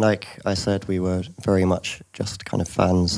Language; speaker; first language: English; native; English